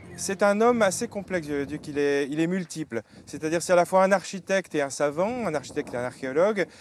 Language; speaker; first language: French; native; French